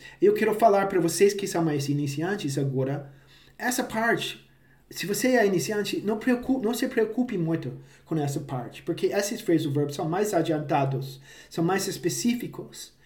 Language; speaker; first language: Portuguese; non-native, fluent; English